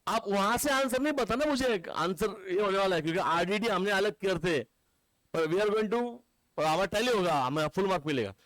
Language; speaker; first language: Hindi; non-native, local second language; Marathi